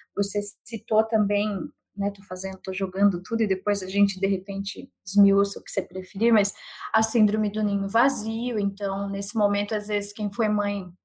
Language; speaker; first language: Portuguese; native; Portuguese